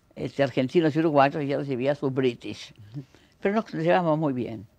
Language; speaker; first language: Spanish; native; Spanish